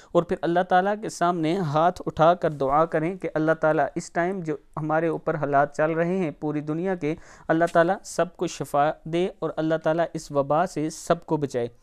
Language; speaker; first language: Urdu; non-native, local second language; Punjabi